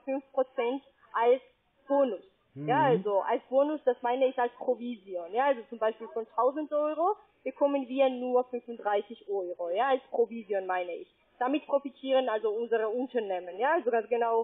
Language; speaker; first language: German; non-native, learner; Spanish